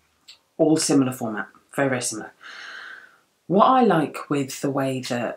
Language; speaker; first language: English; native; English